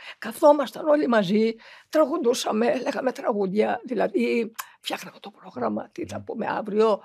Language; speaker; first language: Greek; early bilingual, heritage; Greek